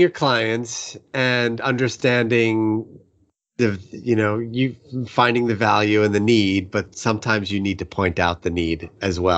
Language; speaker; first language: English; native; English